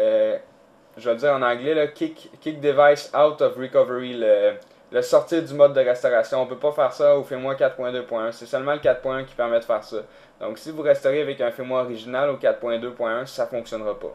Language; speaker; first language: French; native; French